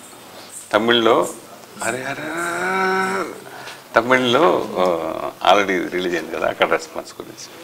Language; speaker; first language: Telugu; native; Telugu